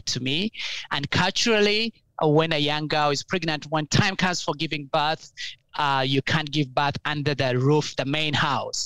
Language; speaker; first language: English; non-native, local second language; Ganda